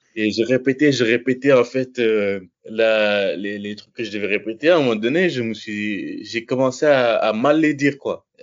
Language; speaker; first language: French; non-native, local second language; Wolof